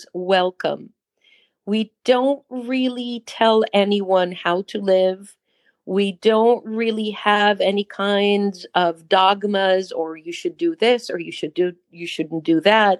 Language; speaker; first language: English; non-native, fluent; Hebrew